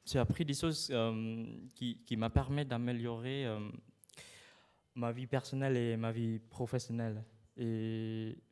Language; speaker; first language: French; non-native, fluent; Khmer